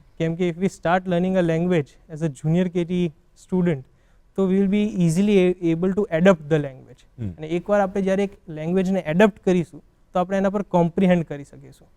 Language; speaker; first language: Gujarati; native; Gujarati